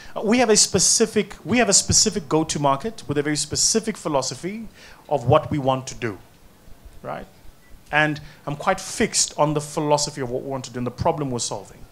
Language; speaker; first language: English; non-native, local second language; Zulu